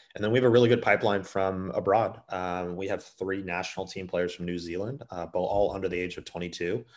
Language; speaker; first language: English; native; English